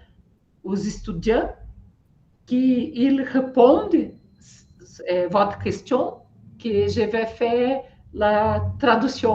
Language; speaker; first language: French; non-native, learner; Portuguese